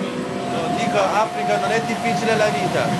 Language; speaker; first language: Italian; non-native, learner; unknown